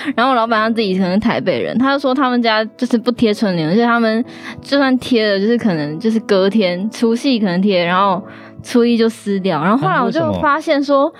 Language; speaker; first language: Chinese; native; Chinese